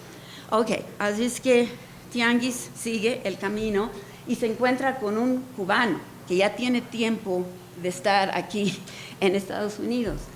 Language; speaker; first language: Spanish; early bilingual, heritage; Spanish